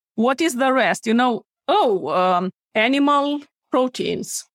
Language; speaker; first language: English; non-native, fluent; Romanian